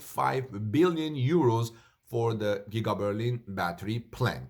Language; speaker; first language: English; non-native, fluent; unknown